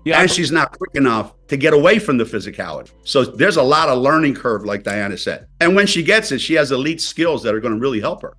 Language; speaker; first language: English; native; English